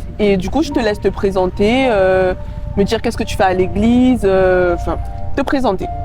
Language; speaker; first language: French; native; French